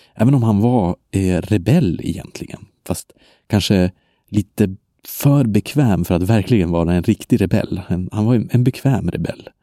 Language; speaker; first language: Swedish; non-native, fluent; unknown